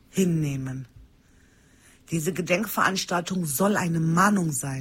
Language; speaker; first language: German; early bilingual, other home language; Turkish